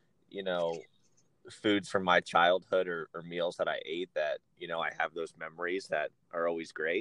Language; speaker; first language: English; native; English